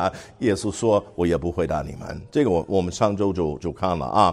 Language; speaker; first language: Chinese; non-native, fluent; English